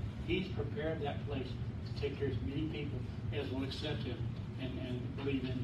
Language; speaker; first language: English; native; English